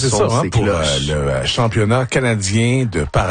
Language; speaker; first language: French; native; French